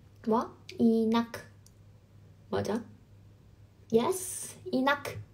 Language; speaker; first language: Korean; non-native, fluent; Chinese